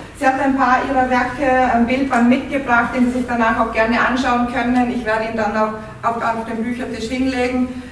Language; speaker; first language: German; native; German